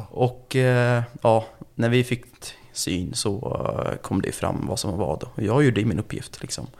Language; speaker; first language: Swedish; early bilingual, other home language; Turkish